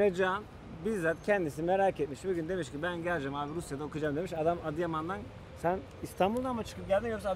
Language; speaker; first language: Turkish; native; Turkish